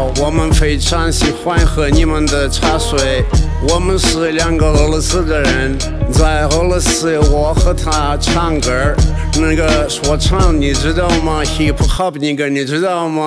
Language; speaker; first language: Chinese; non-native, learner; Russian